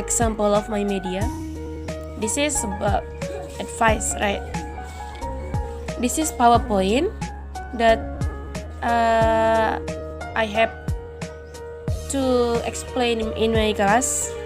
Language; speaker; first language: English; non-native, learner; Indonesian